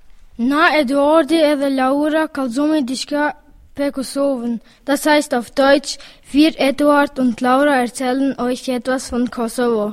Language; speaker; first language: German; early bilingual, other home language; Albanian